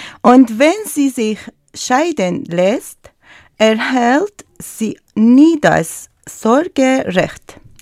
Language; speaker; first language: German; non-native, learner; Persian